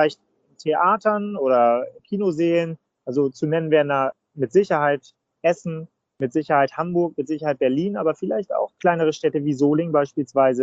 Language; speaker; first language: German; native; German